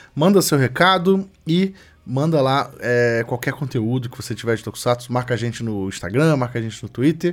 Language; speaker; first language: Portuguese; native; Portuguese